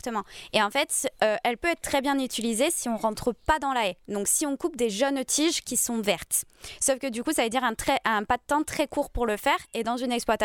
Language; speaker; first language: French; native; French